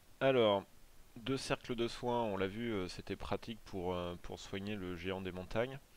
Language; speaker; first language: French; native; French